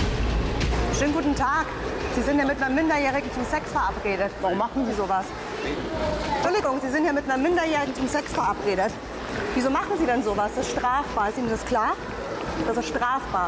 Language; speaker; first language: German; native; German